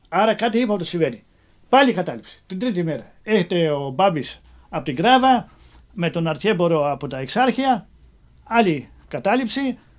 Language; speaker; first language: Greek; native; Greek